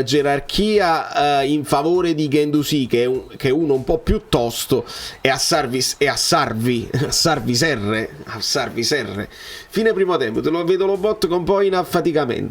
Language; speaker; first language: Italian; native; Italian